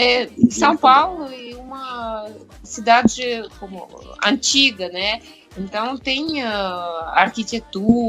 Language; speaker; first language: Portuguese; non-native, fluent; Russian